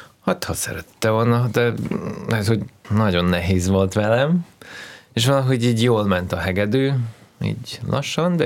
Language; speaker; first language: Hungarian; non-native, fluent; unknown